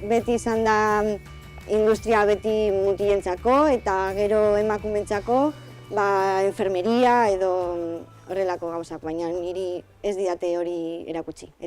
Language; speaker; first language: Basque; non-native, local second language; Spanish